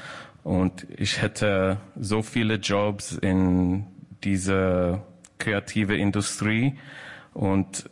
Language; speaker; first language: German; non-native, learner; English